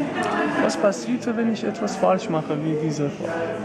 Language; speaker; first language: German; non-native, learner; Persian